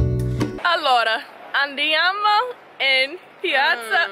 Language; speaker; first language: Italian; non-native, learner; English